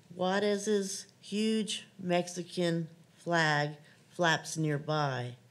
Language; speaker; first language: English; native; English